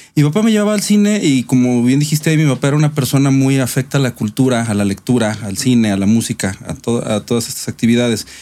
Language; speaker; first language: Spanish; native; Spanish